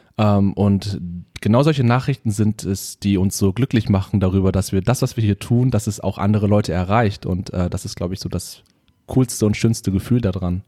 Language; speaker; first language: German; native; German